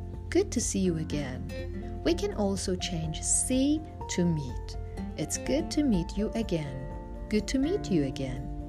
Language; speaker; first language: English; non-native, fluent; Persian